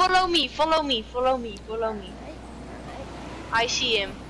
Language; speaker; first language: English; non-native, learner; Dutch